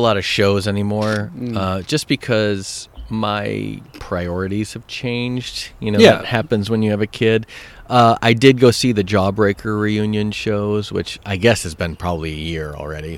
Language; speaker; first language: English; native; English